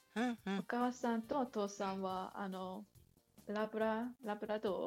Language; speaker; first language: Japanese; non-native, learner; English